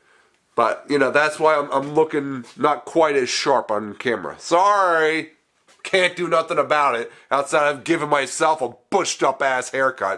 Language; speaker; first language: English; native; English